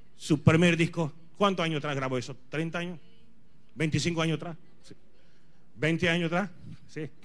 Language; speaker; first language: Spanish; non-native, fluent; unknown